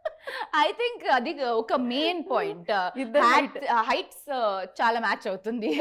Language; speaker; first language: Telugu; non-native, learner; Tulu